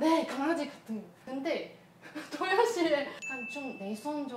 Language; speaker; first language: Korean; non-native, learner; Chinese